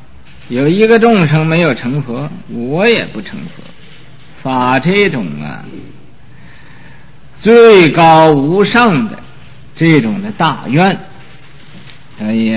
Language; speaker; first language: Chinese; native; Chinese